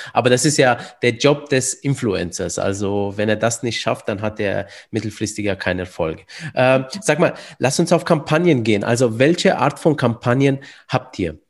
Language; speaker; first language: German; early bilingual, other home language; Romanian